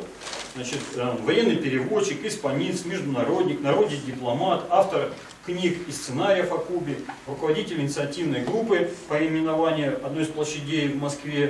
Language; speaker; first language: Russian; native; Russian